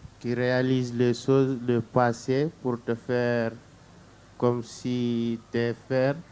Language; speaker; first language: French; non-native, learner; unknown